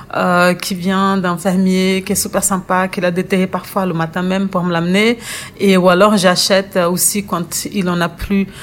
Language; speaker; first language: French; non-native, fluent; Portuguese